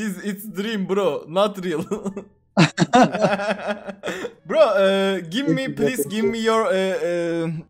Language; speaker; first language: English; non-native, learner; Turkish